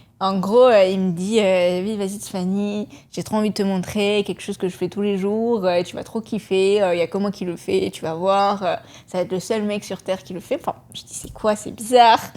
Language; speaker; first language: French; early bilingual, other home language; Persian